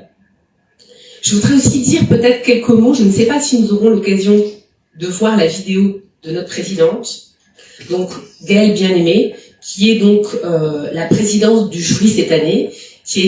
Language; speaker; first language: French; native; French